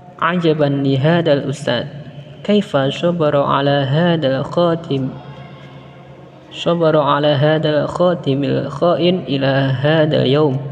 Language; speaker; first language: Arabic; non-native, learner; Indonesian